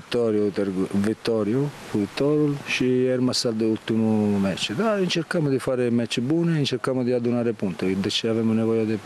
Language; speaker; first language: Romanian; non-native, learner; Italian